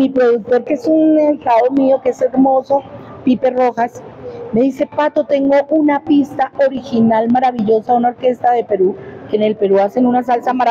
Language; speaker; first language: Spanish; native; Spanish